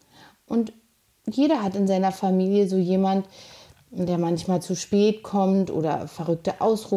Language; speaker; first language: German; native; German